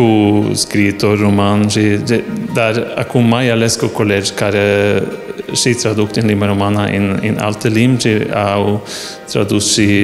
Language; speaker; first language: Romanian; non-native, fluent; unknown